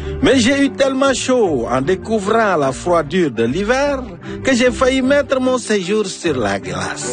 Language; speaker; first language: French; non-native, local second language; Wolof